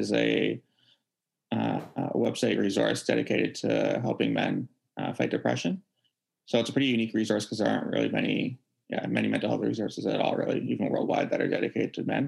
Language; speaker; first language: English; native; English